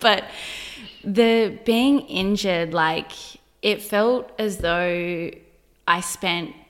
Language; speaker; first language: English; native; English